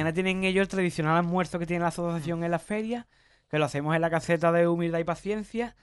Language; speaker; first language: Spanish; native; Spanish